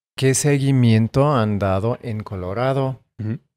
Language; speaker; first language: Spanish; non-native, fluent; English